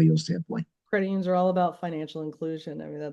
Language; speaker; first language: English; native; English